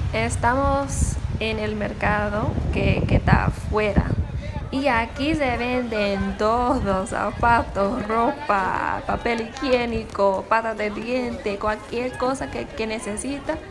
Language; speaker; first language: Spanish; non-native, fluent; English